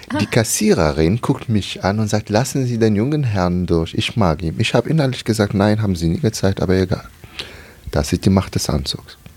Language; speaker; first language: German; non-native, fluent; Arabic